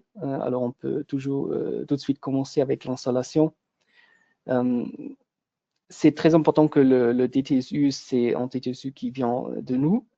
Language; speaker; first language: French; non-native, local second language; German